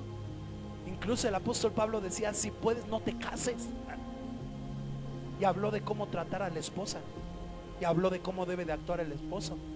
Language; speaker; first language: Spanish; native; Spanish